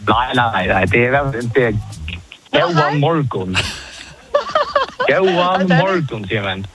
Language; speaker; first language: Danish; non-native, local second language; Faroese